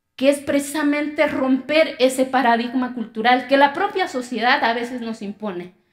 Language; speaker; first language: Spanish; non-native, local second language; Zapotec